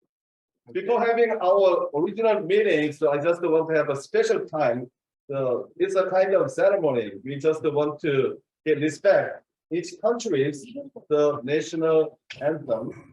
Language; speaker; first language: English; non-native, fluent; Korean